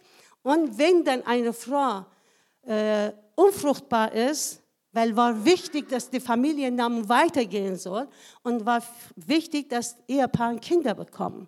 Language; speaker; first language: German; non-native, fluent; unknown